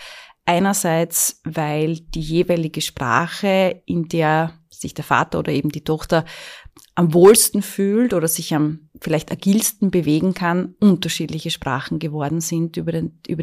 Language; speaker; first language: German; native; German